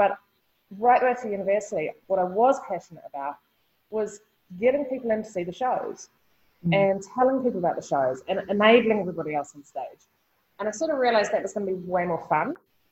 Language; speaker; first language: English; native; English